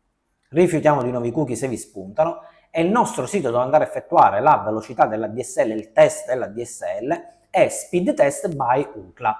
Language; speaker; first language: Italian; native; Italian